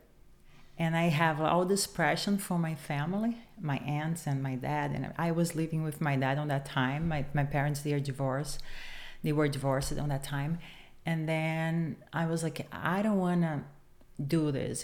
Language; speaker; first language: English; non-native, fluent; Portuguese